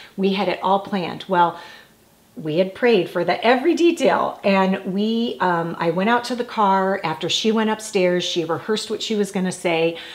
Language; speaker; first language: English; native; English